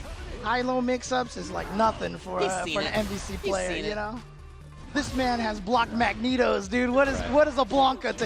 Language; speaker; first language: English; native; English